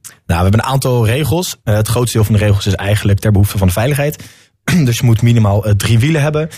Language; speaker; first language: Dutch; native; Dutch